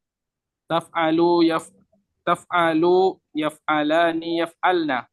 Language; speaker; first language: Arabic; non-native, fluent; Indonesian